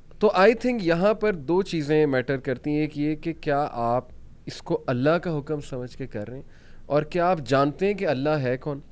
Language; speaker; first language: Urdu; native; Urdu